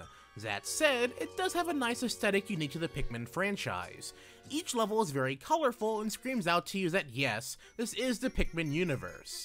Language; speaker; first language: English; native; English